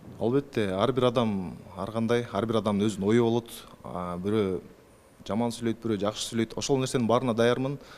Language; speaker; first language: Kyrgyz; native; Kyrgyz